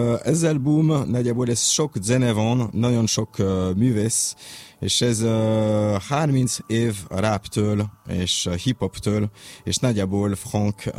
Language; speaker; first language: Hungarian; non-native, learner; French